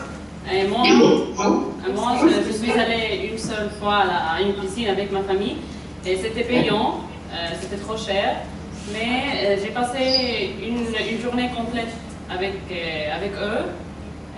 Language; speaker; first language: French; non-native, learner; Arabic